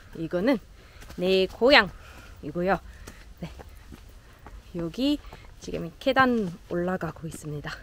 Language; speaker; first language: Korean; non-native, learner; German